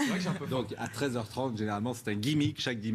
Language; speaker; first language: French; native; French